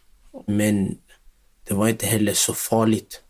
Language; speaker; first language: Swedish; non-native, local second language; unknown